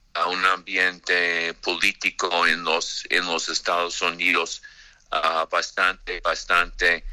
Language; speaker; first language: Spanish; non-native, fluent; English